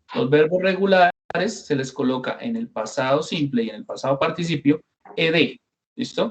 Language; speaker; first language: Spanish; non-native, fluent; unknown